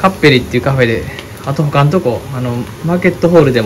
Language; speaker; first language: Japanese; native; Japanese